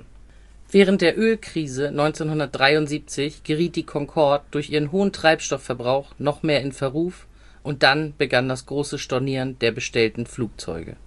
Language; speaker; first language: German; native; German